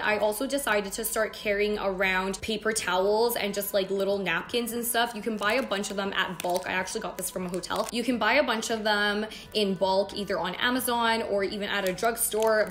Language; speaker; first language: English; native; English